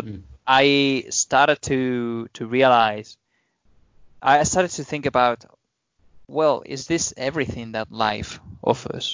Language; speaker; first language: English; non-native, fluent; Spanish